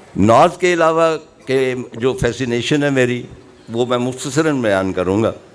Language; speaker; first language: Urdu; non-native, local second language; Punjabi